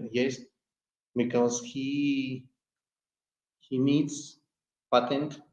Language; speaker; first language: English; non-native, learner; Spanish